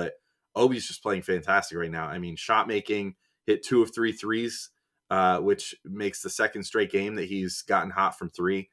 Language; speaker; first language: English; native; English